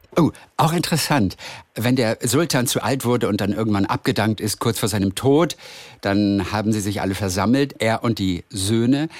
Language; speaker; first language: German; native; German